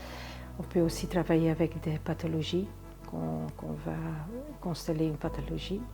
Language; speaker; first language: French; non-native, fluent; Dutch